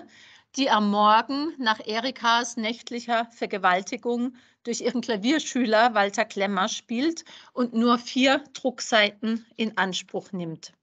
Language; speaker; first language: German; native; German